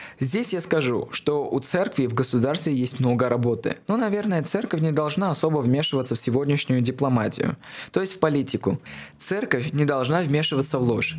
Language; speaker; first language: Russian; non-native, local second language; Armenian